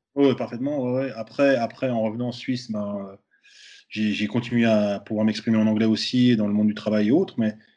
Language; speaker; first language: French; native; French